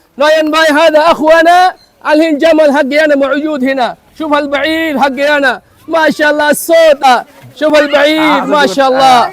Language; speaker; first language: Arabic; non-native, learner; Bangla